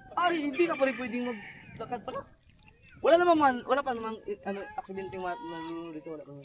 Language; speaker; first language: Filipino; non-native, local second language; Cebuano